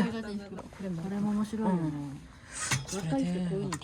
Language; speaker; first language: Japanese; native; Japanese